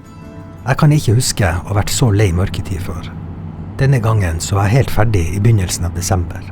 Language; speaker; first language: Norwegian; native; Norwegian